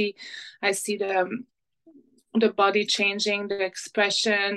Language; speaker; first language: English; non-native, fluent; French